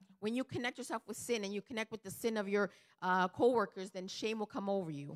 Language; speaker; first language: English; early bilingual, other home language; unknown